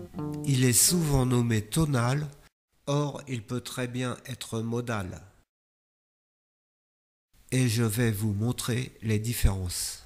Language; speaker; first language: French; native; French